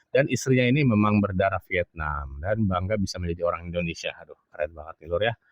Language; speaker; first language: Indonesian; native; Indonesian